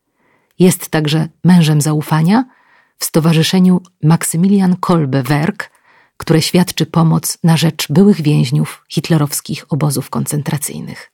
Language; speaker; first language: Polish; native; Polish